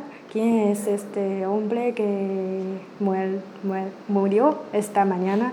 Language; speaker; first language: Spanish; non-native, learner; Chinese